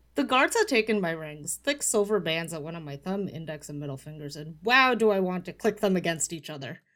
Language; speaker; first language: English; early bilingual, other home language; Polish